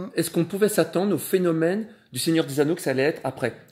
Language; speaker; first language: French; native; French